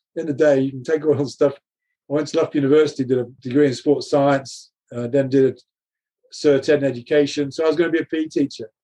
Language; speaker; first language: English; native; English